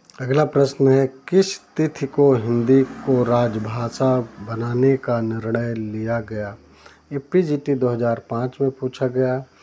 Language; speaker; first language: Hindi; native; Hindi